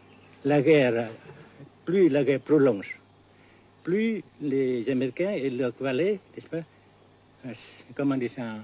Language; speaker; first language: French; non-native, local second language; Vietnamese